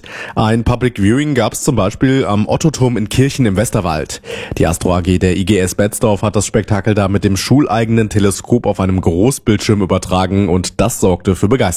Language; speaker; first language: German; native; German